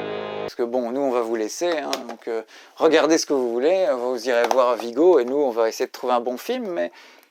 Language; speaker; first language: French; native; French